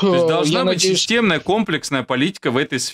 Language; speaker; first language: Russian; native; Russian